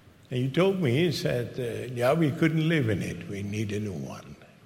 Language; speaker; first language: English; non-native, fluent; Dutch